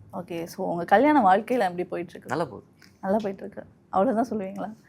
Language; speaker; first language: Tamil; native; Tamil